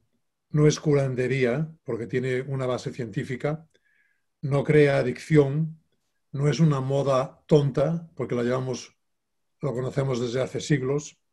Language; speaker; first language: Spanish; native; Spanish